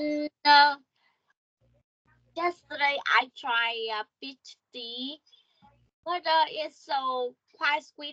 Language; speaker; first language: English; non-native, learner; Vietnamese